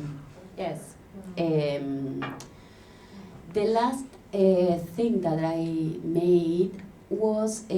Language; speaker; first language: English; non-native, learner; Spanish